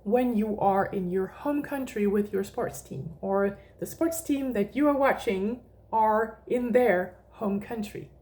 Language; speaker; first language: English; non-native, fluent; Danish